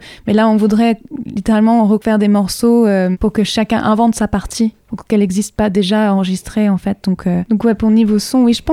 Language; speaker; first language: French; native; French